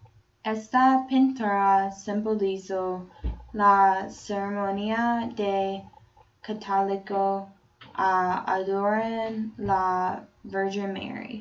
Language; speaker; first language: Spanish; non-native, learner; English